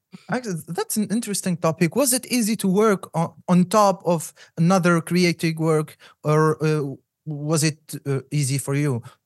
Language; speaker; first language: English; non-native, fluent; Arabic